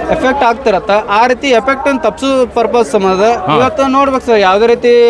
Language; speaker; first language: Kannada; native; Kannada